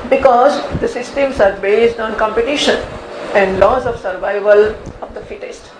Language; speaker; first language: English; non-native, local second language; Gujarati